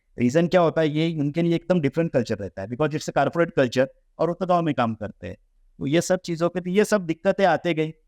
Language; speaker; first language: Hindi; non-native, local second language; Marathi